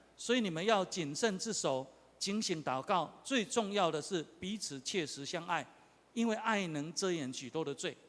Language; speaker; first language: Chinese; non-native, local second language; Min Nan Chinese